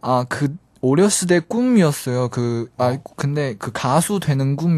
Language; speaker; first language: Korean; non-native, learner; Chinese